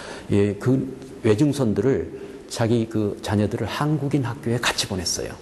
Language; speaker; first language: Korean; native; Korean